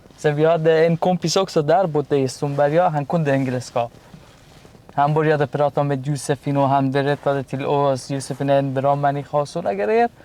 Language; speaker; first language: Swedish; non-native, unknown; Persian